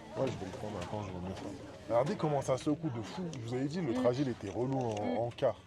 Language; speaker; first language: French; native; French